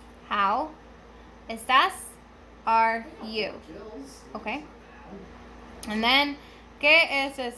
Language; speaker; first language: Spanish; non-native, learner; English